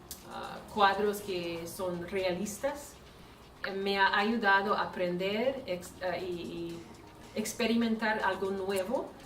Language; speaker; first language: Spanish; non-native, fluent; English